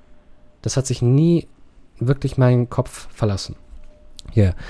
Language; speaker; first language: German; non-native, learner; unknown